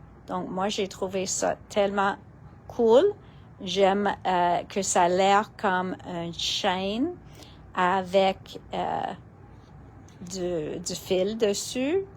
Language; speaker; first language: French; non-native, local second language; English